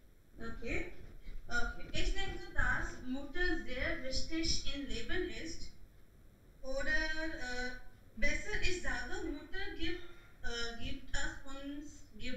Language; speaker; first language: German; non-native, learner; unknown